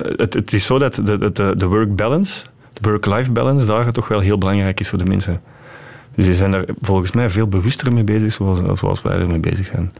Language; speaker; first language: Dutch; native; Dutch